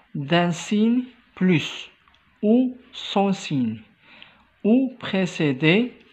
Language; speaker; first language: French; non-native, local second language; Arabic